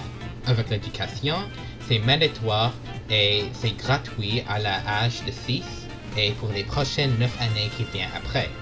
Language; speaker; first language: French; non-native, learner; English